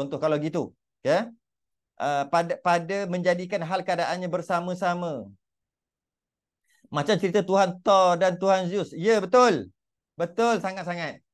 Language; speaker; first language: Malay; native; Malay